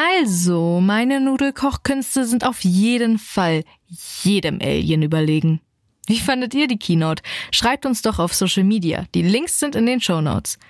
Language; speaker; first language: German; native; German